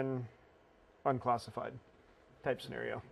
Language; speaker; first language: English; native; English